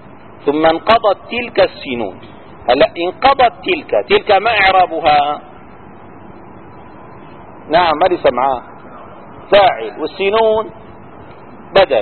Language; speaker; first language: Arabic; native; Arabic